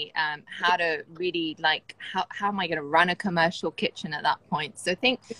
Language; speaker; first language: English; native; English